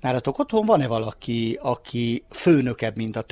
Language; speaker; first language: Hungarian; native; Hungarian